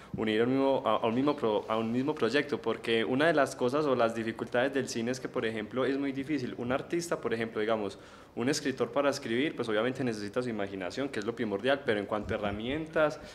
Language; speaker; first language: Spanish; native; Spanish